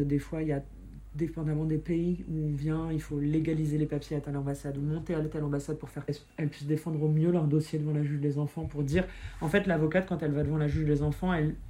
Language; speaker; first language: French; native; French